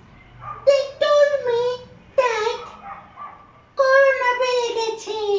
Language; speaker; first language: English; non-native, learner; Bangla